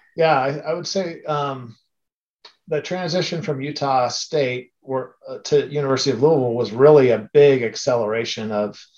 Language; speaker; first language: English; native; English